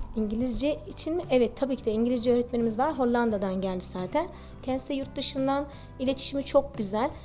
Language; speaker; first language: Turkish; early bilingual, heritage; Turkish